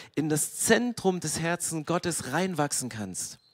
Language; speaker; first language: German; native; German